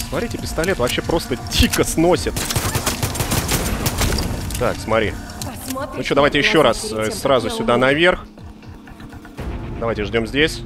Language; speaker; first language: Russian; native; Russian